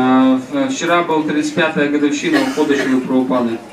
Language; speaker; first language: Russian; native; Russian